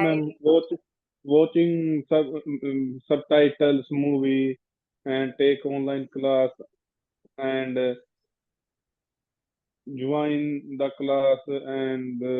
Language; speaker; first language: English; non-native, learner; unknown